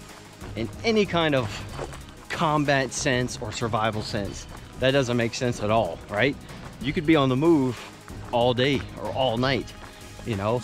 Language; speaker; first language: English; native; English